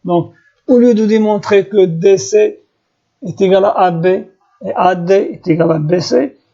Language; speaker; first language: French; non-native, local second language; Arabic